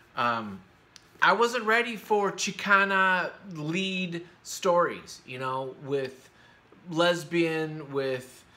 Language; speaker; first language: English; early bilingual, other home language; Spanish